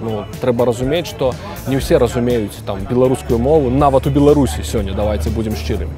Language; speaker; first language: Belarusian; non-native, local second language; Russian